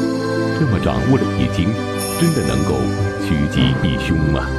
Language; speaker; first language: Chinese; native; Chinese